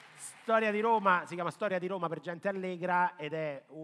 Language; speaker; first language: Italian; native; Italian